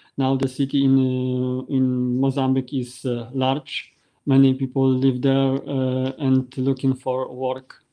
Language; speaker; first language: English; non-native, learner; Polish